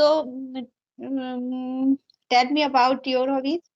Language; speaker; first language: English; non-native, learner; Hindi